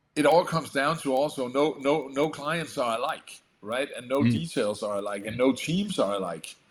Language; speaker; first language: English; non-native, fluent; Danish